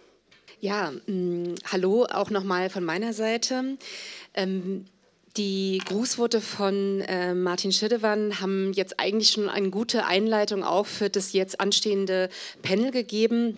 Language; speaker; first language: German; native; German